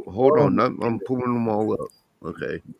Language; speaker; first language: English; native; English